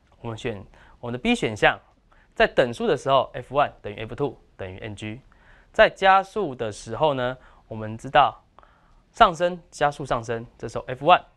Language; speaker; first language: Chinese; native; Chinese